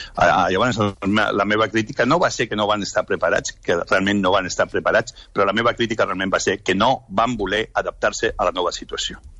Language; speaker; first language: Catalan; non-native, local second language; Spanish